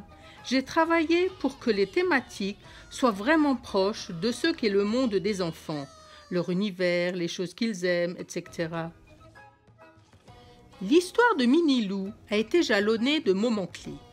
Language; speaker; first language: French; native; French